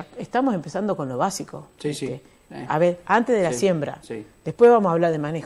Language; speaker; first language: Spanish; native; Spanish